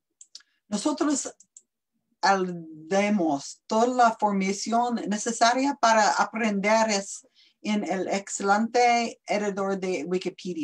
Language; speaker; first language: Spanish; non-native, learner; English